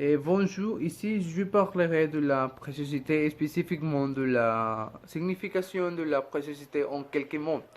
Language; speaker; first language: French; non-native, fluent; Spanish